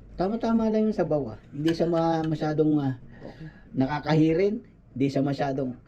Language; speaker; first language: Filipino; native; Filipino